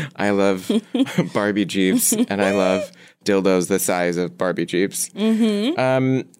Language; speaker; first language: English; early bilingual, other home language; Korean